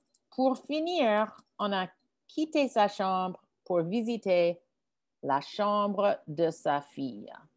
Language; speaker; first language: French; non-native, fluent; English